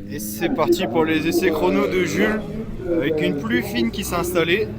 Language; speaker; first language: French; native; French